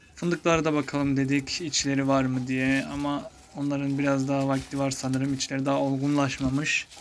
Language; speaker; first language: Turkish; native; Turkish